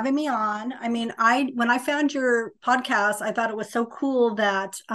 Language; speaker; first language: English; native; English